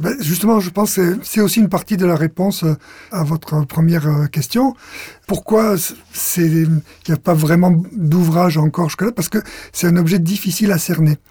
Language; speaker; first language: French; native; French